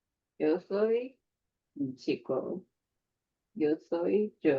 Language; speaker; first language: Spanish; non-native, learner; Korean